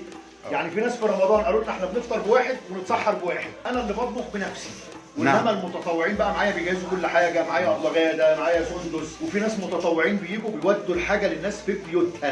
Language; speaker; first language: Arabic; native; Arabic